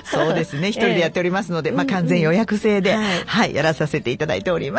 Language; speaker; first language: Japanese; native; Japanese